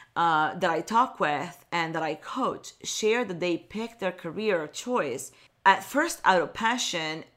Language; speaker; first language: English; non-native, fluent; Italian